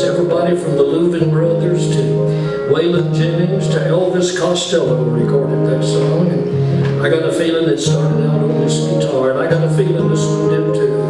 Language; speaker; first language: English; native; English